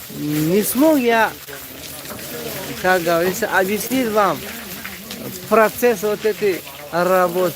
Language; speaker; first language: Russian; non-native, local second language; Tajik